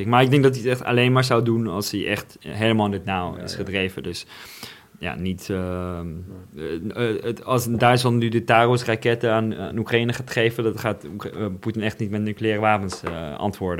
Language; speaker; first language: Dutch; non-native, fluent; Russian